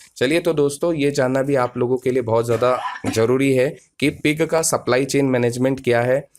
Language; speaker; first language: Hindi; native; Hindi